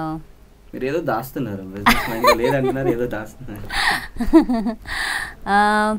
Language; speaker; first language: Telugu; native; Telugu